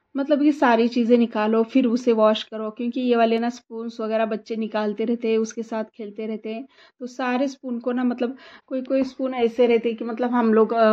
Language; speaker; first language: Hindi; non-native, local second language; Marathi